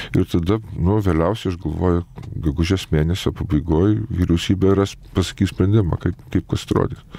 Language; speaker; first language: Lithuanian; native; Lithuanian